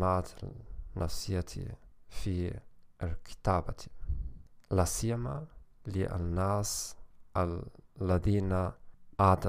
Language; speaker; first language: Arabic; non-native, learner; German